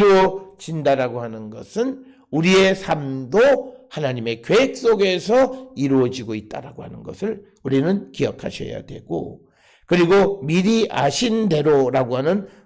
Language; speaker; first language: Korean; native; Korean